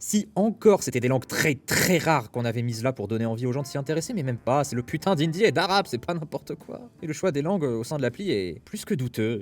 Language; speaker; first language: French; native; French